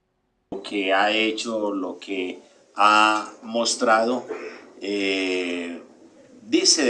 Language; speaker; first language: Spanish; native; Spanish